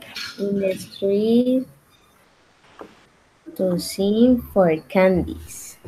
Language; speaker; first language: English; non-native, learner; Spanish